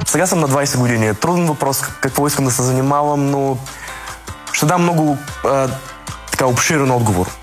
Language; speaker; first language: Bulgarian; early bilingual, other home language; Russian